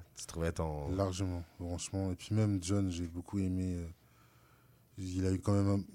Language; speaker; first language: French; native; French